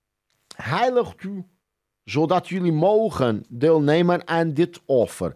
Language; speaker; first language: Dutch; non-native, fluent; Portuguese